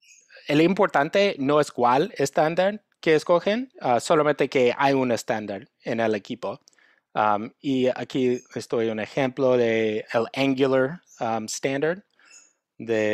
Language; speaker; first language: Spanish; non-native, fluent; English